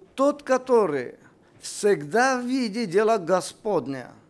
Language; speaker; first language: Russian; non-native, local second language; Armenian